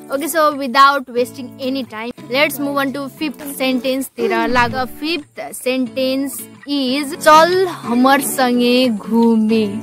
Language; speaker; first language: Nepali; non-native, local second language; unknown